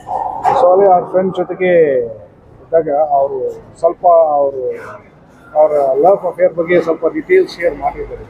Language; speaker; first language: Kannada; non-native, local second language; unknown